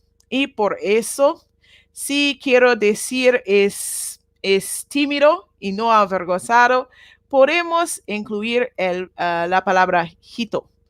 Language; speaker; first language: Spanish; non-native, learner; Japanese